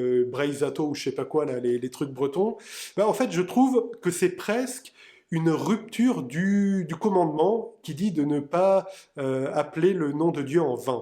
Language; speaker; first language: French; native; French